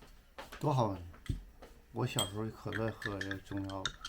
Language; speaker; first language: Chinese; native; Chinese